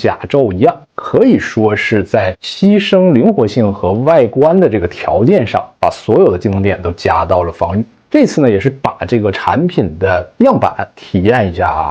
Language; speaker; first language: Chinese; native; Chinese